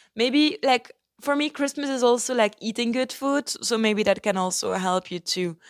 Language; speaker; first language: English; non-native, fluent; Dutch